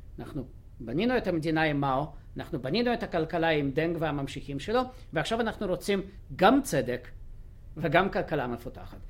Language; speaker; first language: Hebrew; non-native, fluent; Russian